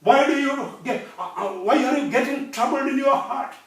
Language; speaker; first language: English; non-native, local second language; Malayalam